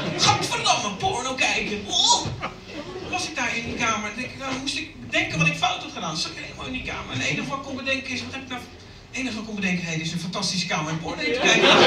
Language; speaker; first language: Dutch; early bilingual, other home language; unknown